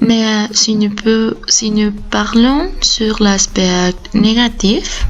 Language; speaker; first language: French; non-native, learner; Spanish